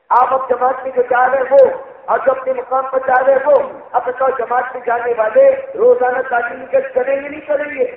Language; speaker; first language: Urdu; native; Urdu